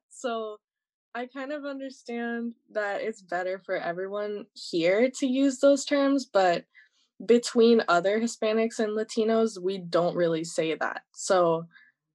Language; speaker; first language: English; native; English